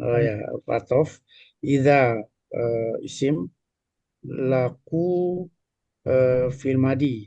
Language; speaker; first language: Arabic; non-native, learner; Indonesian